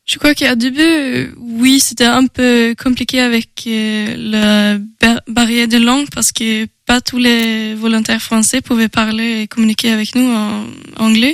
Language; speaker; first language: French; non-native, learner; Swedish